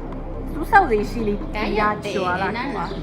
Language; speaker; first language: Basque; non-native, learner; Spanish